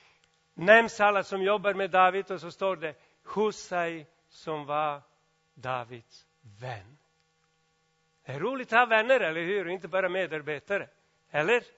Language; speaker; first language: Swedish; non-native, fluent; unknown